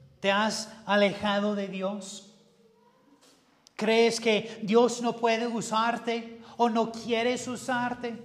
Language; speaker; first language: Spanish; non-native, fluent; English